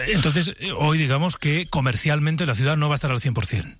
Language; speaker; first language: Spanish; native; Spanish